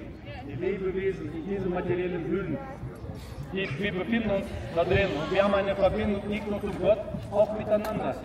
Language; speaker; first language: German; non-native, fluent; Russian